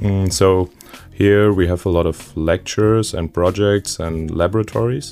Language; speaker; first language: English; non-native, fluent; German